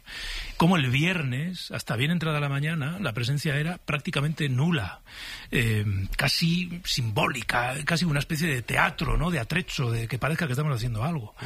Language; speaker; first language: Spanish; native; Spanish